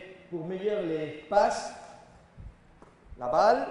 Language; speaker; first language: French; non-native, learner; Spanish